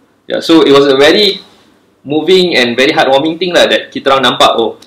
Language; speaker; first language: English; non-native, local second language; Malay